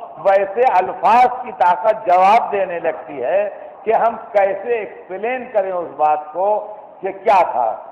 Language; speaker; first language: Urdu; native; Urdu